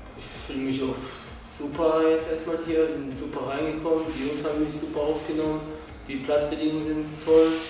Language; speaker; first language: German; non-native, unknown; Polish